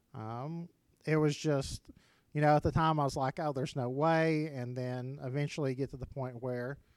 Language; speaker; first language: English; native; English